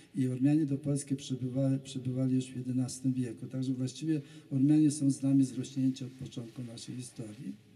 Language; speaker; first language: Polish; native; Polish